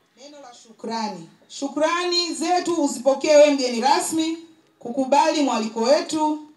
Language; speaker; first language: Swahili; native; Swahili